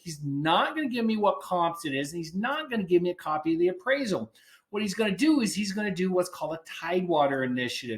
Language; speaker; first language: English; native; English